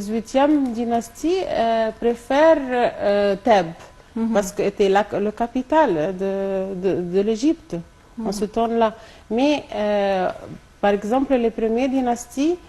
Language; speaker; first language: French; non-native, local second language; Arabic